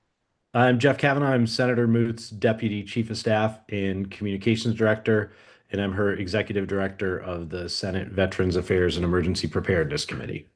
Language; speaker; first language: English; native; English